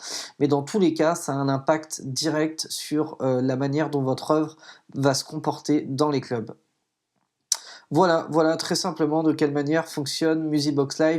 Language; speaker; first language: French; native; French